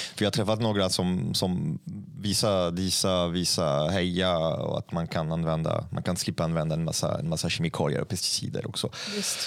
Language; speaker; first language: Swedish; non-native, fluent; French